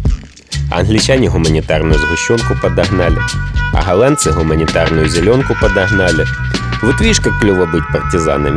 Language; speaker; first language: Russian; native; Russian